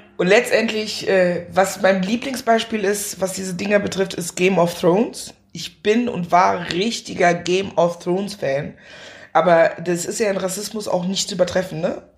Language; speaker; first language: German; early bilingual, other home language; Akan